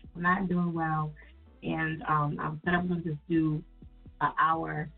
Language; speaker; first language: English; native; English